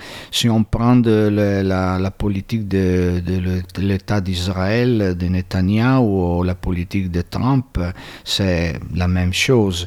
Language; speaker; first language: French; non-native, fluent; Italian